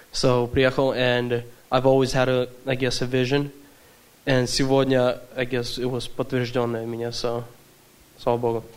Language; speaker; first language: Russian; early bilingual, heritage; Russian